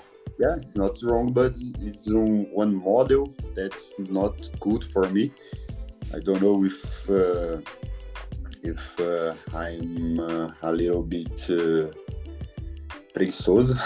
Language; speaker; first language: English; non-native, learner; Portuguese